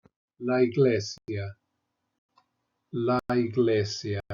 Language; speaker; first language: Spanish; non-native, fluent; English